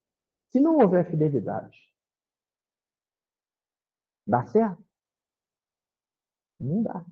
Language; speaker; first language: Portuguese; native; Portuguese